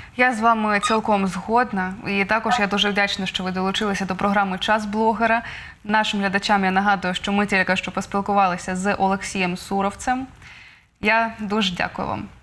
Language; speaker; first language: Ukrainian; native; Ukrainian